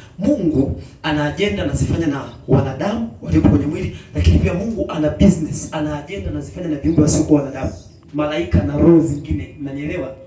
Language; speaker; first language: Swahili; native; Swahili